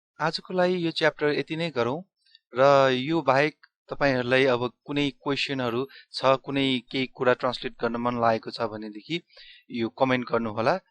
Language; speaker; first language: Nepali; non-native, local second language; Newari